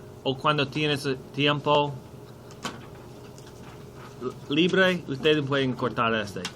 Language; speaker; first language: Spanish; non-native, learner; English